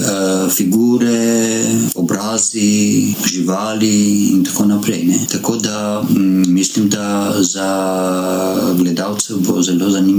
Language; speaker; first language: Slovenian; non-native, learner; Armenian